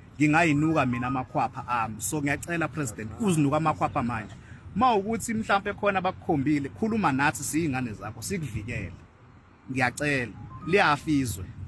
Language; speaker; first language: Zulu; native; Zulu